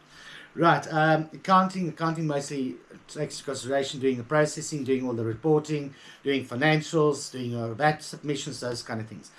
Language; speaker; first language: English; native; English